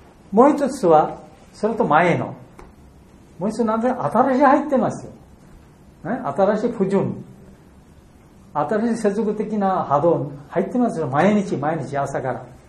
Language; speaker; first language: Japanese; non-native, fluent; Bangla